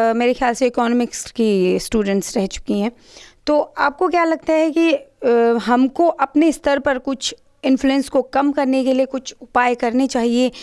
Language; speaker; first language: Hindi; native; Hindi